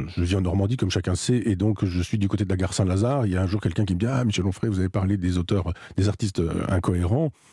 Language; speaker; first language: French; native; French